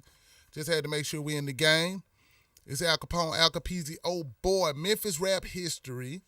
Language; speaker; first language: English; native; English